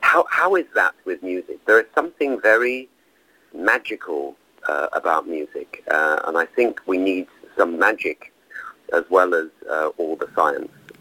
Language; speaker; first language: English; native; English